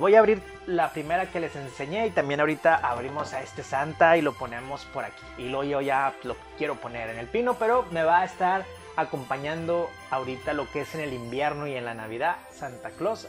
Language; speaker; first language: Spanish; native; Spanish